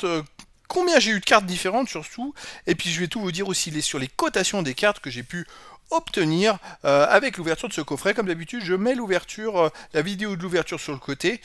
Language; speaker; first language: French; native; French